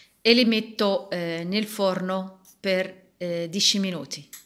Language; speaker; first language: Italian; non-native, learner; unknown